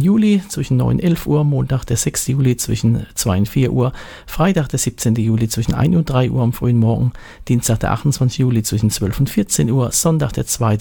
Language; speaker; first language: German; native; German